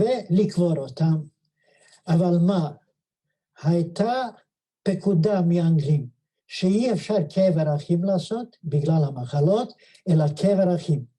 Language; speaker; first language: Hebrew; non-native, fluent; Yiddish